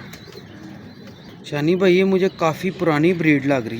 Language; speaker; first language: Hindi; non-native, local second language; Punjabi